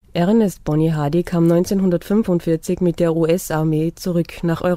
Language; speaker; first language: German; native; German